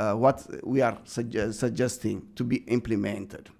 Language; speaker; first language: English; non-native, fluent; Amharic